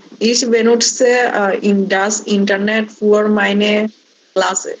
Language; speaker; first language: German; non-native, learner; Bangla